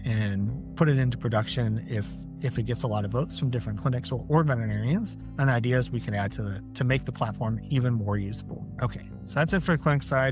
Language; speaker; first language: English; native; English